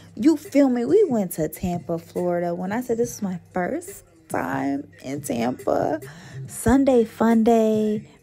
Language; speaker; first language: English; native; English